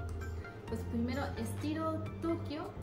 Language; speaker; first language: Spanish; non-native, fluent; Japanese